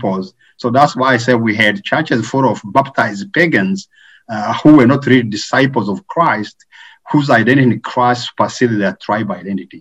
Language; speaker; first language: English; non-native, local second language; Kinyarwanda